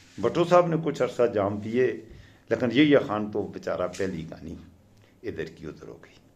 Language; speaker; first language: Urdu; non-native, local second language; Pashto